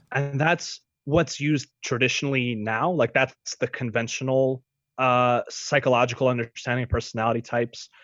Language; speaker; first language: English; early bilingual, other home language; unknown